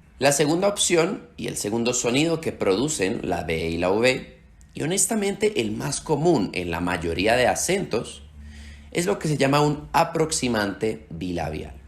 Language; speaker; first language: Spanish; early bilingual, heritage; Slovak